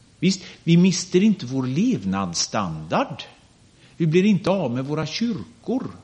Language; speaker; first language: Swedish; native; Swedish